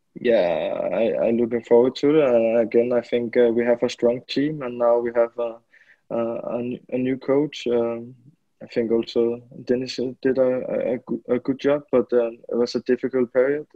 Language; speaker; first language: English; non-native, fluent; Danish